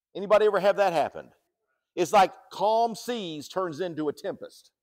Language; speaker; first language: English; native; English